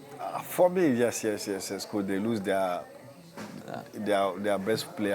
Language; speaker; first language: English; non-native, learner; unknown